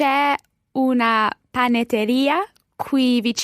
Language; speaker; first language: Italian; non-native, learner; English